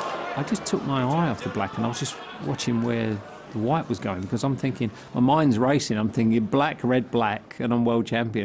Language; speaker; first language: English; native; English